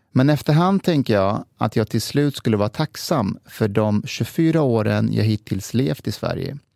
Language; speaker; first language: Swedish; early bilingual, other home language; Persian